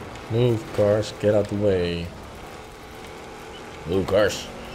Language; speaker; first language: English; non-native, fluent; Dutch